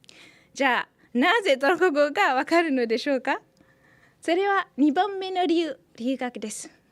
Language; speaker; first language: Japanese; non-native, fluent; Hausa